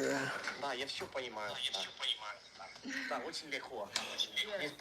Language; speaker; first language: Russian; non-native, learner; English